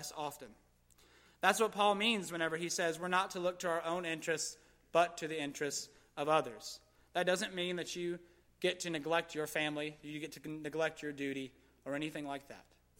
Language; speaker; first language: English; native; English